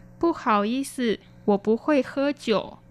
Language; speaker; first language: Chinese; non-native, fluent; Vietnamese